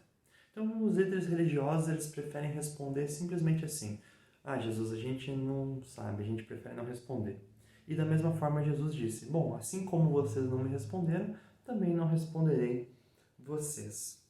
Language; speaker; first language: Portuguese; native; Portuguese